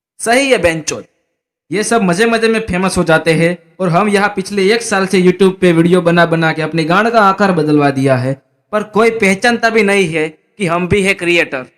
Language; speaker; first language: Hindi; native; Hindi